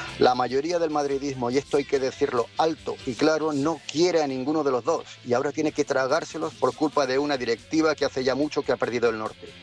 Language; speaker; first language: Spanish; native; Spanish